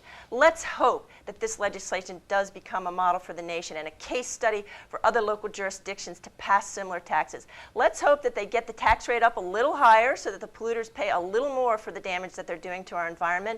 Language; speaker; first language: English; native; English